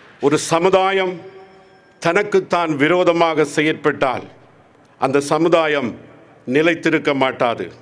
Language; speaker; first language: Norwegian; non-native, fluent; Tamil